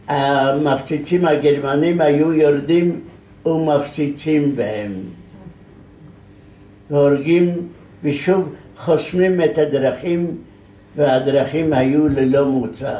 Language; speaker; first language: Hebrew; non-native, fluent; Yiddish